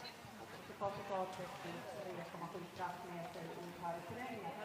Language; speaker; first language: Swedish; native; Swedish